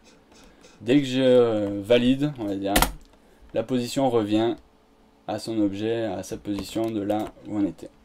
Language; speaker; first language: French; native; French